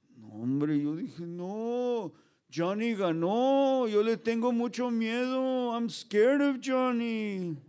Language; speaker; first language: Spanish; early bilingual, heritage; Spanish